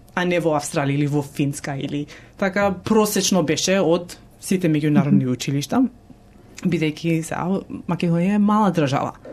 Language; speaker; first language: Macedonian; early bilingual, heritage; Macedonian